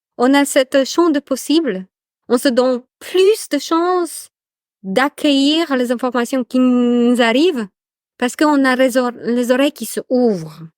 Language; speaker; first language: French; non-native, fluent; Polish